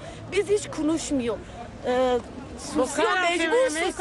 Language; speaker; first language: Turkish; non-native, learner; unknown